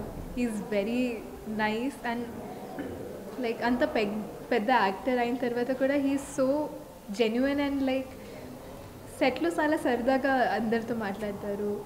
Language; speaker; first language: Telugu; non-native, fluent; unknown